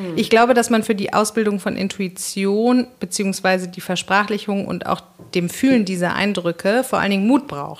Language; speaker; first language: German; native; German